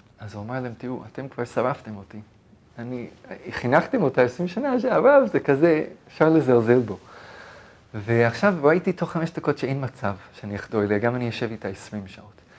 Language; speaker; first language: Hebrew; non-native, fluent; English